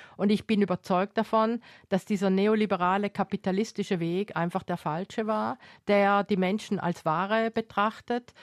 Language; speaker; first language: German; native; German